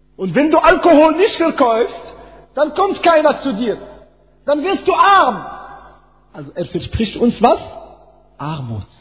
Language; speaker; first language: German; non-native, fluent; Arabic